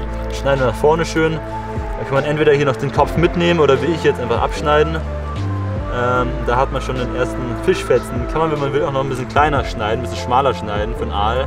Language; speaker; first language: German; native; German